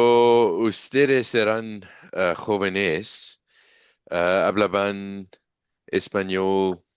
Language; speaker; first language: Spanish; non-native, learner; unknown